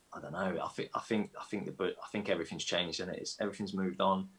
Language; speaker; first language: English; native; English